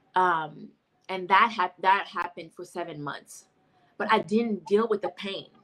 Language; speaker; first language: English; non-native, fluent; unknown